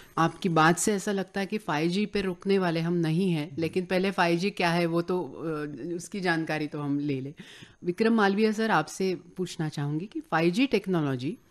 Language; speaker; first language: Hindi; non-native, local second language; Marathi